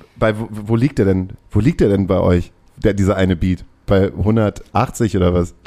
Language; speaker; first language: German; native; German